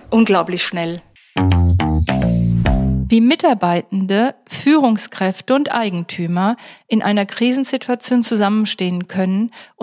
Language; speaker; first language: German; native; German